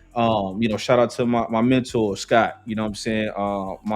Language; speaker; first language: English; native; English